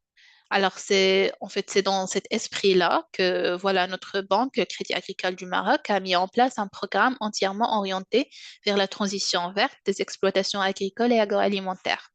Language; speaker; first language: French; non-native, local second language; Arabic